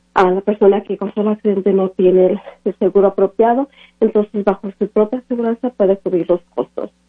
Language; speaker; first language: Spanish; early bilingual, other home language; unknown